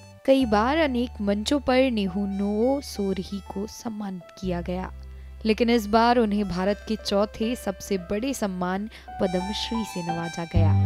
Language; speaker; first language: Hindi; native; Hindi